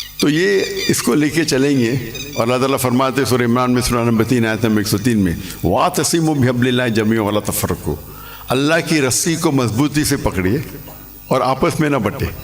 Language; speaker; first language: Urdu; non-native, local second language; English